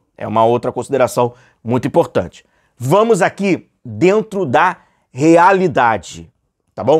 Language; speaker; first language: Portuguese; native; Portuguese